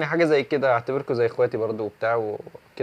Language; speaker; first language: Arabic; native; Arabic